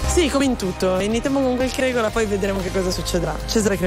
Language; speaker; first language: Italian; native; Italian